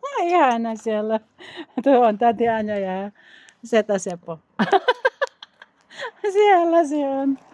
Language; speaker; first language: Finnish; non-native, learner; Bikol